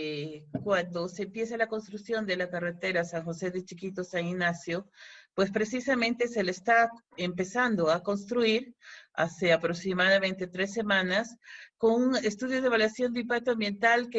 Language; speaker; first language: Spanish; native; Spanish